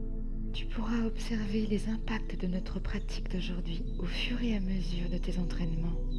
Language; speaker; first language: French; native; French